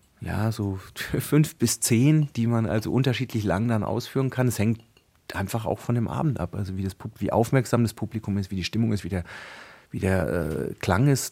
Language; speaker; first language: German; native; German